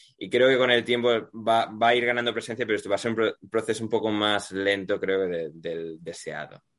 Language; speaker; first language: Spanish; native; Spanish